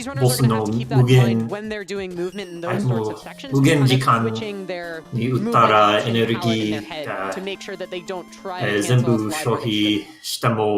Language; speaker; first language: Japanese; non-native, learner; English